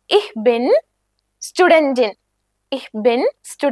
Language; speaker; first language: German; non-native, fluent; Malayalam